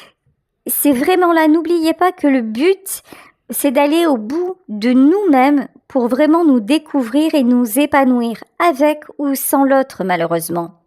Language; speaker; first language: French; native; French